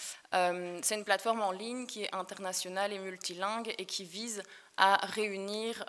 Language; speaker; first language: French; native; French